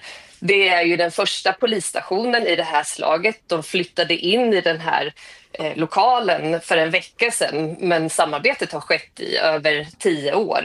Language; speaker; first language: Swedish; native; Swedish